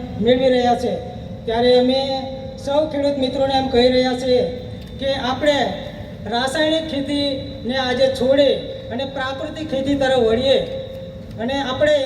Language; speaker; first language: Gujarati; native; Gujarati